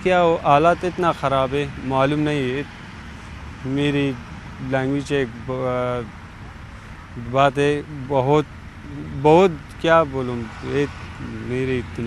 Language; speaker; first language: Hindi; non-native, learner; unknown